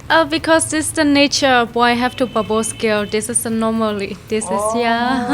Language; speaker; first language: English; non-native, learner; Chinese